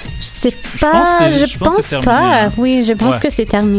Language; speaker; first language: French; non-native, local second language; English